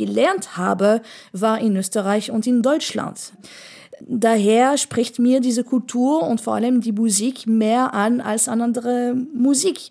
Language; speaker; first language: German; non-native, fluent; French